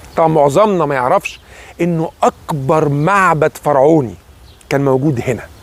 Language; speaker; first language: Arabic; native; Arabic